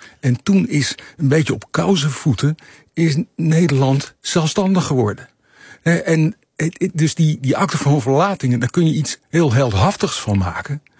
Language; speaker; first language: Dutch; native; Dutch